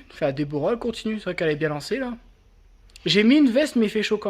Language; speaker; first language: French; native; French